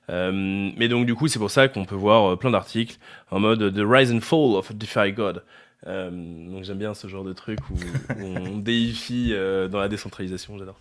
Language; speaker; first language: French; native; French